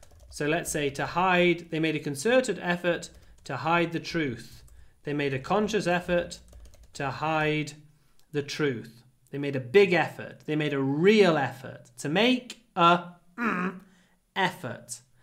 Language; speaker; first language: English; native; English